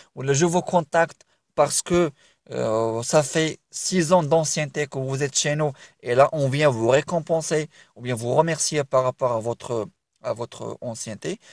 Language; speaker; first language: French; non-native, local second language; Arabic